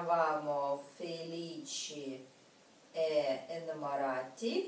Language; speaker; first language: Italian; non-native, learner; Russian